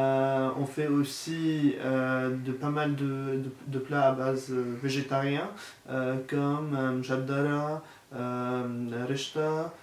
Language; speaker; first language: French; non-native, local second language; Arabic